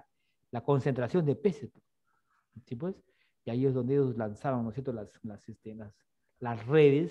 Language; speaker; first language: Spanish; native; Spanish